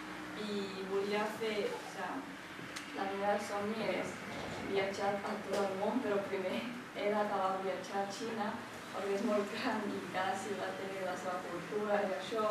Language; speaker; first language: Catalan; early bilingual, other home language; Chinese